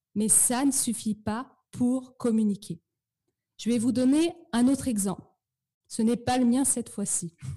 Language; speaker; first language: French; native; French